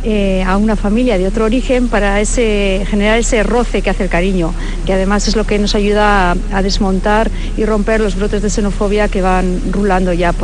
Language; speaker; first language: Spanish; native; Spanish